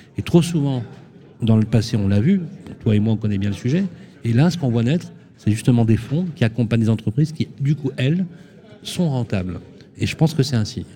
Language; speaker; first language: French; native; French